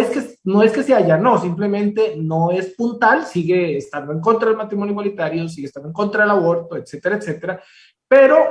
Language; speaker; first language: Spanish; native; Spanish